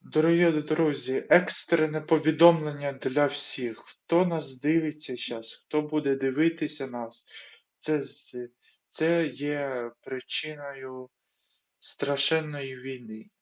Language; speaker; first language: Ukrainian; non-native, local second language; Russian